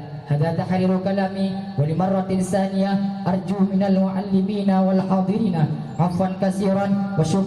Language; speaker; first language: Arabic; non-native, learner; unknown